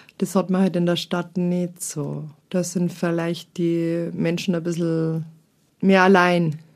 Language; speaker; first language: German; native; German